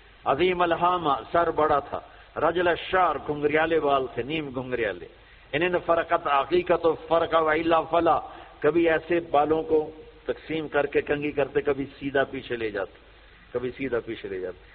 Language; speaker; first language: Urdu; native; Urdu